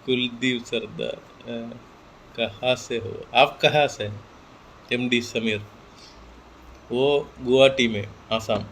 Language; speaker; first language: Hindi; non-native, local second language; Malayalam